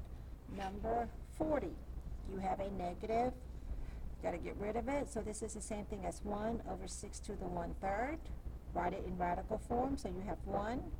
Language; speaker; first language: English; native; English